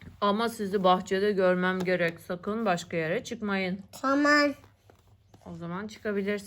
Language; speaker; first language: Turkish; native; Turkish